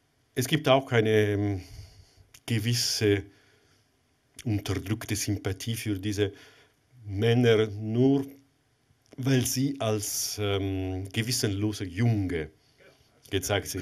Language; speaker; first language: German; non-native, fluent; Italian